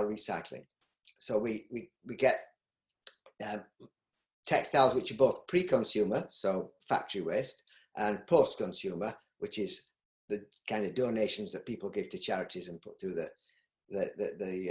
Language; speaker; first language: English; native; English